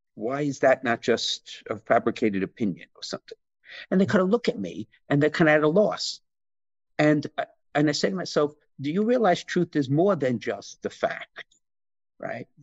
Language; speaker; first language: English; native; English